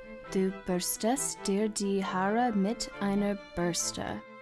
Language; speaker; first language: German; non-native, learner; English